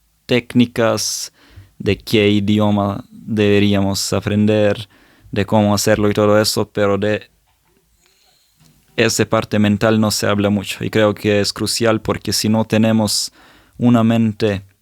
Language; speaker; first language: Spanish; non-native, fluent; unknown